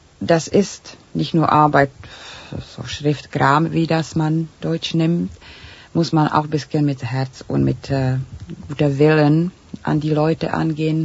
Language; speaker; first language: German; non-native, fluent; Czech